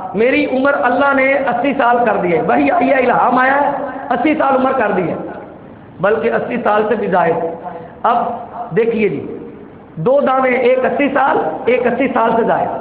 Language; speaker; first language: Urdu; non-native, local second language; Punjabi